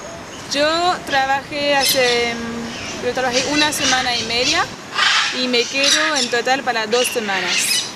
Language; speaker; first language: Spanish; non-native, learner; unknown